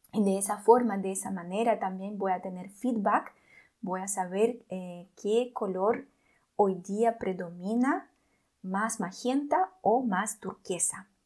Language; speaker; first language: Spanish; non-native, fluent; Russian